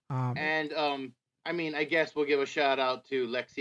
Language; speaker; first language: English; native; English